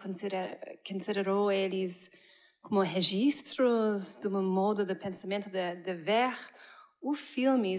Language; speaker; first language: Portuguese; non-native, fluent; English